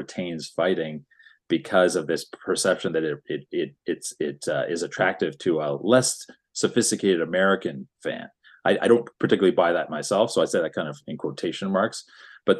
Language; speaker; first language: English; native; English